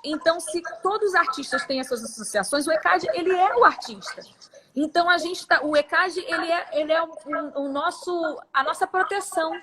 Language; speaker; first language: Portuguese; native; Portuguese